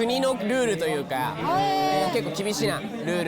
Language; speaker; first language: Japanese; native; Japanese